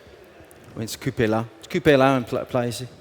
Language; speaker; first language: French; non-native, learner; English